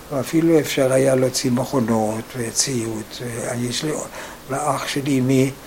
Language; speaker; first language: Hebrew; non-native, fluent; German